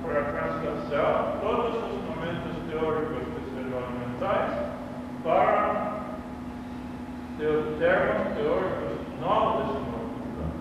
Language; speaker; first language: Portuguese; non-native, learner; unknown